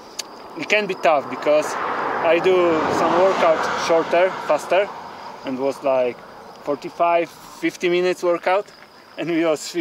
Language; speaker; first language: English; non-native, learner; Polish